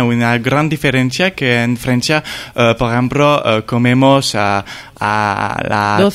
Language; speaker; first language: Spanish; non-native, learner; French